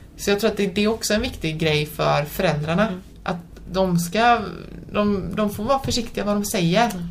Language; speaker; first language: Swedish; early bilingual, other home language; Polish